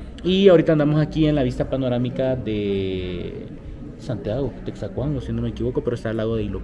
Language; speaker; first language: Spanish; native; Spanish